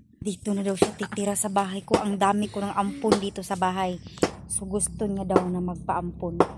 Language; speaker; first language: Filipino; non-native, local second language; Cebuano